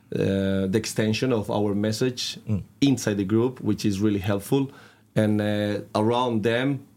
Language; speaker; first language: English; non-native, fluent; Spanish